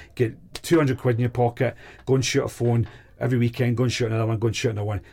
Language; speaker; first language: English; native; English